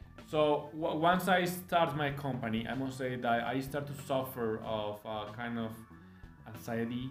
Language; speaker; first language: English; non-native, fluent; Spanish